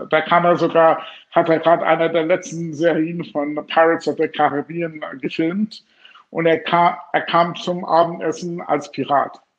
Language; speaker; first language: German; non-native, fluent; English